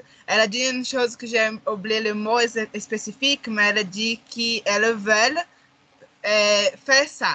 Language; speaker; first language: French; non-native, learner; Portuguese